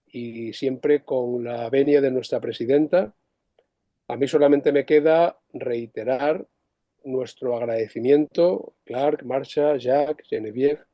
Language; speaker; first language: Spanish; native; Spanish